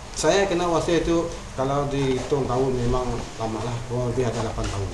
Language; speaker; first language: Malay; native; Malay